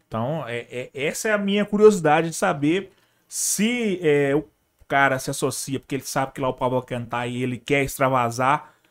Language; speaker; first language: Portuguese; native; Portuguese